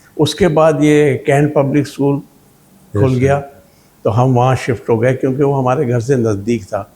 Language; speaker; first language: Urdu; native; Urdu